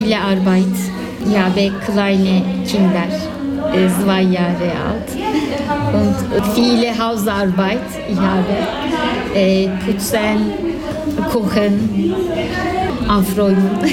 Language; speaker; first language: German; non-native, learner; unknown